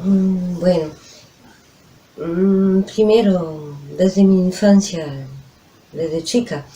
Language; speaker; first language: Spanish; non-native, fluent; French